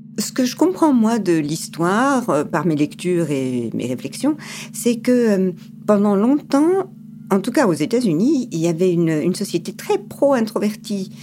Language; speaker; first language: French; early bilingual, other home language; English